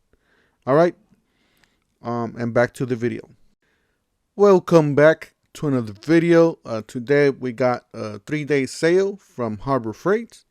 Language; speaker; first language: English; native; English